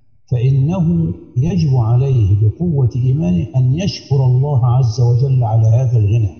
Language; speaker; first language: Arabic; native; Arabic